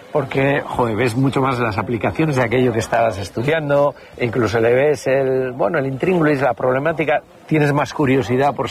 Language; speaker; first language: Spanish; native; Spanish